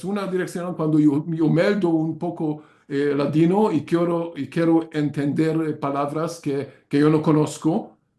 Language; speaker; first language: Spanish; non-native, learner; Hungarian